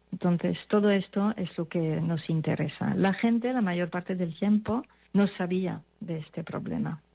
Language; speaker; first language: Spanish; non-native, fluent; French